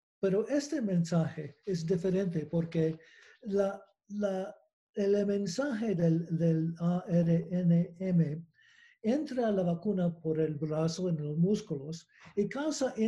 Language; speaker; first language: Spanish; non-native, learner; English